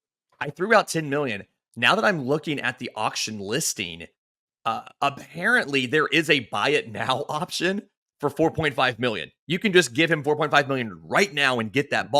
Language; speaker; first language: English; native; English